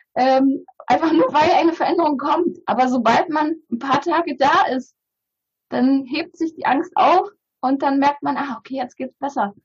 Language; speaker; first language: German; early bilingual, other home language; Bulgarian